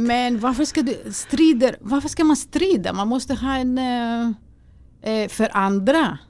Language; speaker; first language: Swedish; non-native, fluent; Greek